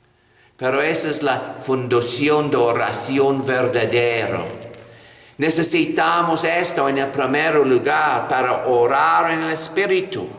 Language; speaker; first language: Spanish; non-native, fluent; English